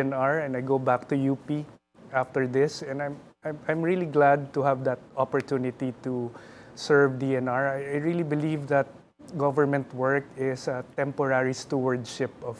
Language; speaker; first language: English; non-native, local second language; Filipino